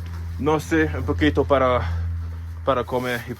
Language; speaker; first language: Spanish; non-native, learner; English